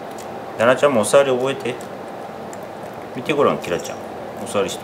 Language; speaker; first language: Japanese; native; Japanese